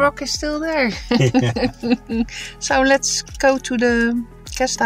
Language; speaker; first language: English; non-native, fluent; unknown